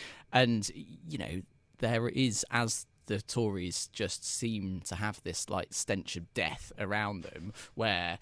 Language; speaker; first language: English; native; English